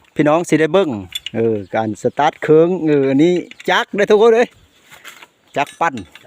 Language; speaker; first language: Thai; native; Thai